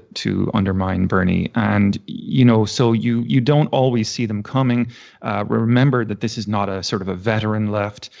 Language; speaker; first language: English; native; English